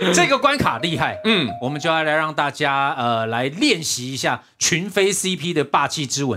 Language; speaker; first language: Chinese; native; Chinese